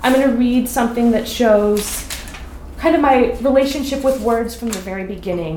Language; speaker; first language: English; native; English